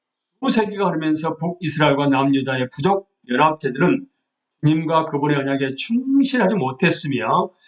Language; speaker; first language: Korean; native; Korean